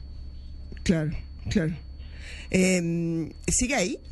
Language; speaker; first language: Spanish; native; Spanish